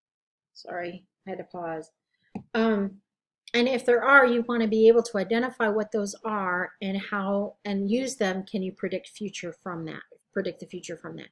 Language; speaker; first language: English; native; English